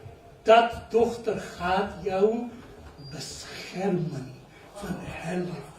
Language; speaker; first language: Dutch; non-native, learner; Urdu